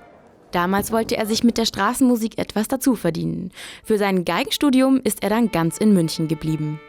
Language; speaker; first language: German; native; German